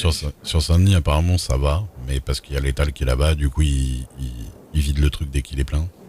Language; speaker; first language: French; native; French